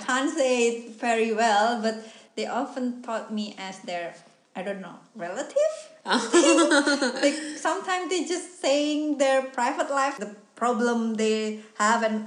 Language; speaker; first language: English; non-native, fluent; Indonesian